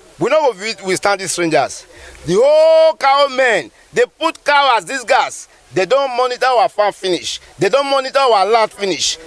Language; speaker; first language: Nigerian Pidgin; non-native, local second language; Bini